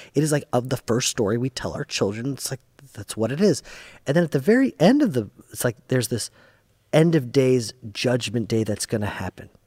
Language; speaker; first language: English; native; English